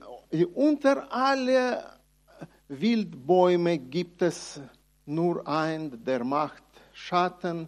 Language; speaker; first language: German; non-native, fluent; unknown